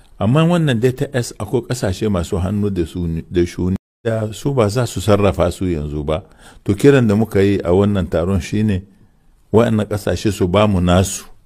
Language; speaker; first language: Hausa; non-native, local second language; Arabic